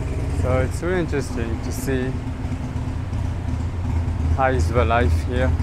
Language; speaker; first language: English; non-native, fluent; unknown